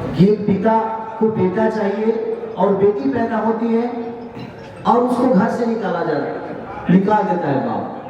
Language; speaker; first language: Hindi; native; Hindi